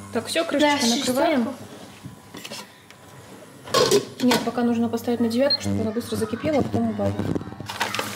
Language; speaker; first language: Russian; native; Russian